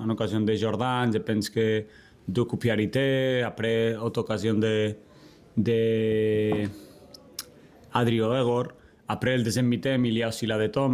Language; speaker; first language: French; non-native, learner; Spanish